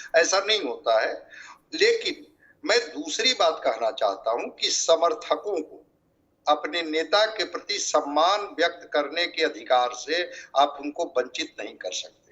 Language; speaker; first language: Hindi; native; Hindi